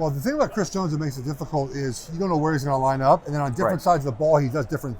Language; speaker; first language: English; native; English